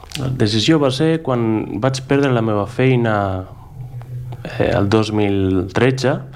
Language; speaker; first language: Catalan; non-native, fluent; Greek